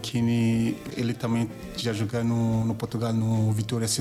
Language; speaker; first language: Portuguese; non-native, learner; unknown